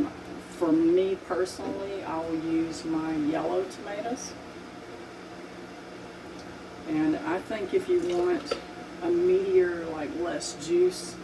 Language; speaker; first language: English; native; English